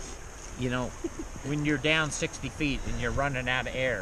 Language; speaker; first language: English; native; English